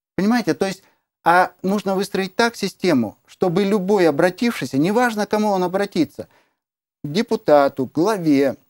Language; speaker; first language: Russian; native; Russian